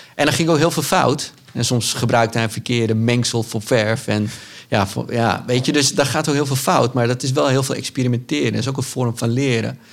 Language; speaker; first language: Dutch; early bilingual, other home language; Sranan Tongo